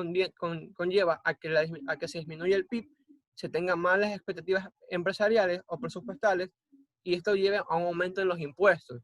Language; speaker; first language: Spanish; native; Spanish